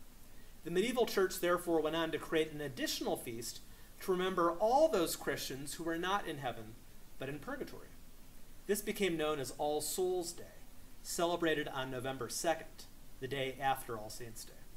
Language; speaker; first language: English; native; English